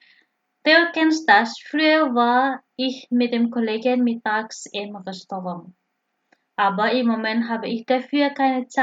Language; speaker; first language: German; non-native, fluent; Indonesian